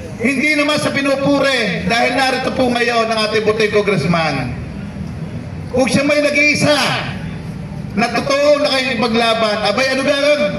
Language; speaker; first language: Filipino; native; Filipino